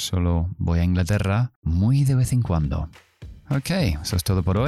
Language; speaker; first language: Spanish; non-native, fluent; English